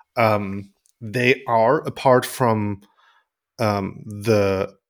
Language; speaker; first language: English; non-native, fluent; German